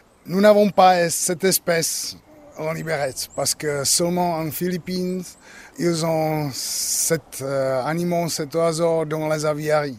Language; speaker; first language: French; non-native, learner; Czech